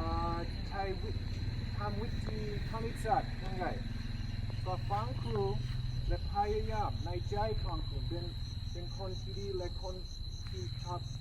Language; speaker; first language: Thai; non-native, learner; English